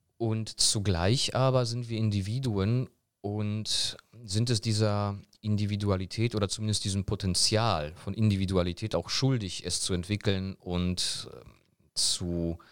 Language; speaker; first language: German; early bilingual, other home language; Polish